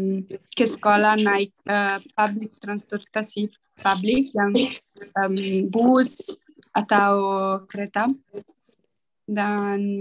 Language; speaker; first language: Indonesian; non-native, learner; Italian